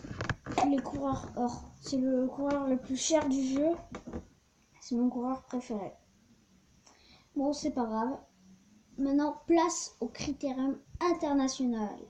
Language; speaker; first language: French; native; French